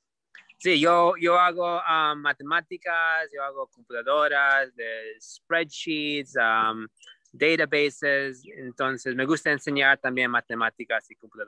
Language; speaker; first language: Spanish; early bilingual, heritage; Spanish